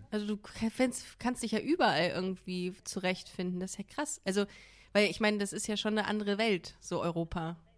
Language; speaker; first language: German; native; German